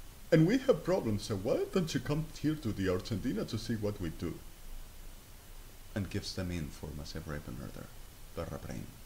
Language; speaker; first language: English; non-native, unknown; Spanish